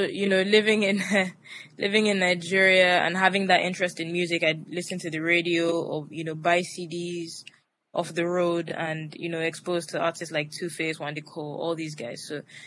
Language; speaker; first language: English; non-native, local second language; Yoruba